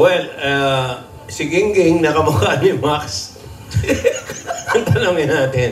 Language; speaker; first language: Filipino; native; Filipino